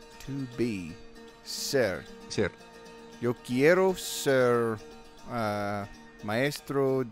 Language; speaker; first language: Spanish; non-native, learner; English